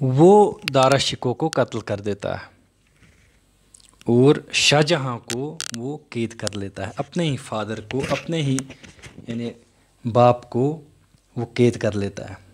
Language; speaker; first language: Hindi; native; Hindi